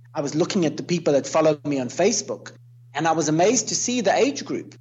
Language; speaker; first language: English; native; English